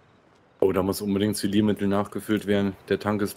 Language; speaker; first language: German; native; German